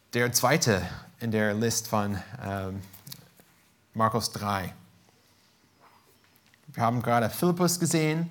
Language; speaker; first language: German; non-native, fluent; English